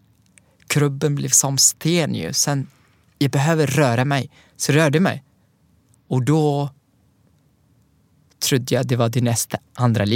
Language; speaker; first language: Swedish; non-native, learner; Arabic